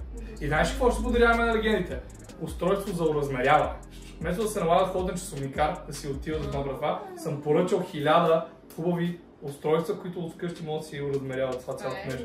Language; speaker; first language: Bulgarian; native; Bulgarian